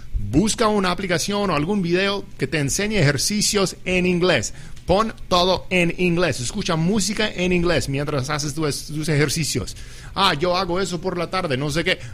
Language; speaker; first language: Spanish; non-native, fluent; English